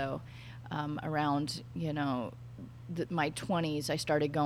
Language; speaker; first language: English; native; English